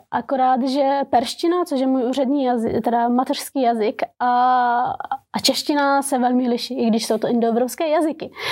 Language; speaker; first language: Czech; early bilingual, other home language; Persian